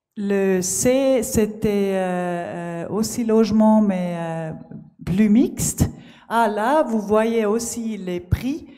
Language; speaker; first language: French; non-native, learner; German